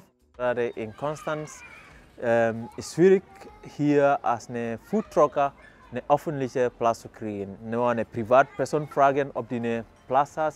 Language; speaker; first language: German; non-native, fluent; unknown